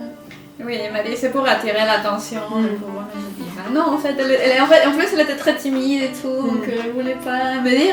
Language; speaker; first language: French; non-native, fluent; Spanish